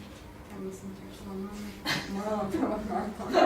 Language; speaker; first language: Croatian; non-native, learner; English